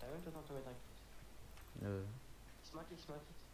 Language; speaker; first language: French; native; French